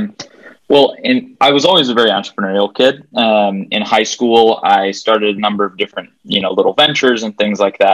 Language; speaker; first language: English; native; English